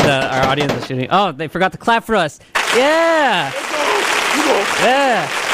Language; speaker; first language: English; early bilingual, other home language; Spanish